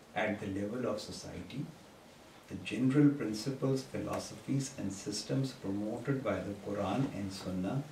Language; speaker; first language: English; non-native, local second language; Urdu